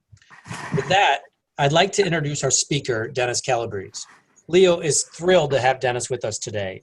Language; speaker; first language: English; native; English